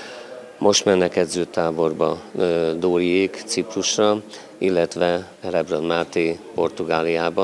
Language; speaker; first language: Hungarian; native; Hungarian